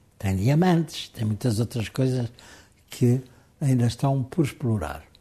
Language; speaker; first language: Portuguese; native; Portuguese